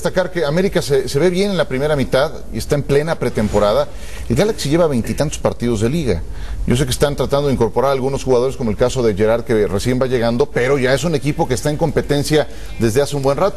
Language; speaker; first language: Spanish; native; Spanish